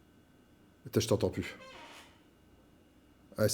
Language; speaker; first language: French; native; French